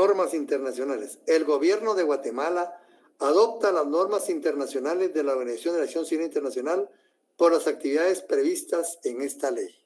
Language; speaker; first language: Spanish; native; Spanish